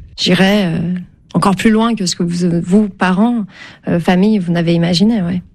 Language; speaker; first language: French; early bilingual, other home language; Turkish